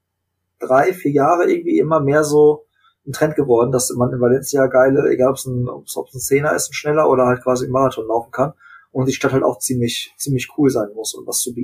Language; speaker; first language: German; native; German